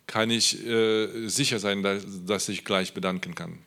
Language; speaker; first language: German; non-native, learner; Polish